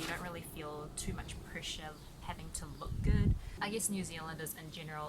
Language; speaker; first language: English; early bilingual, other home language; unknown